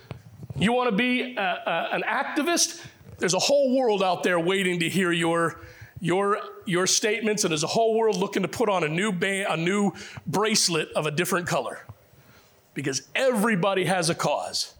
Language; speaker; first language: English; native; English